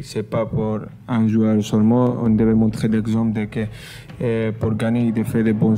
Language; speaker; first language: French; non-native, fluent; Spanish